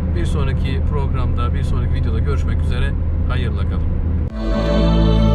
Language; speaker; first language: Turkish; native; Turkish